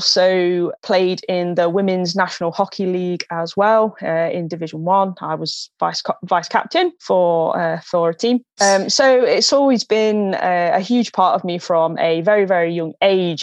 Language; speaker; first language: English; native; English